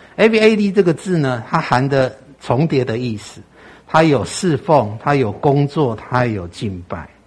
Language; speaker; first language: Chinese; native; Chinese